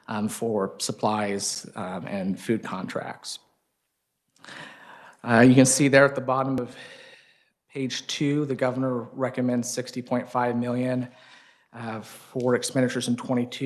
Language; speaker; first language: English; native; English